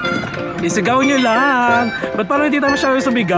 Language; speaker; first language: Filipino; native; Filipino